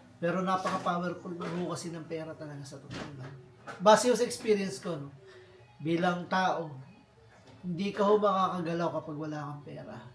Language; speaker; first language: Filipino; native; Filipino